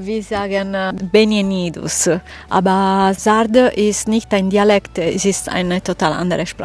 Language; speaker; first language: German; non-native, fluent; Italian